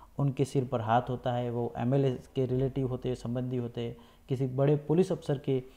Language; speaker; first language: Hindi; non-native, local second language; Gujarati